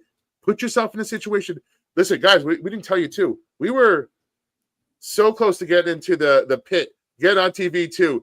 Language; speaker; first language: English; native; English